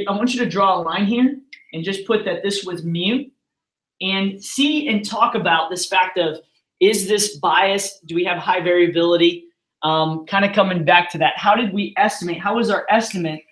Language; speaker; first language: English; native; English